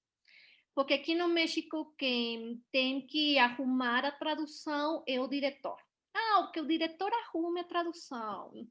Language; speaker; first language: Portuguese; non-native, learner; Spanish